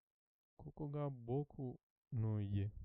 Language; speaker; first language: Japanese; non-native, learner; Filipino